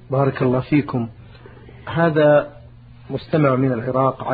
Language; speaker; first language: Arabic; native; Arabic